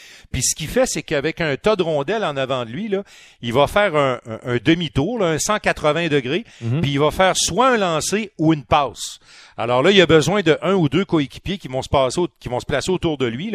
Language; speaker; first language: French; native; French